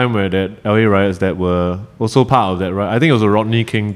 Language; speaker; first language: English; native; English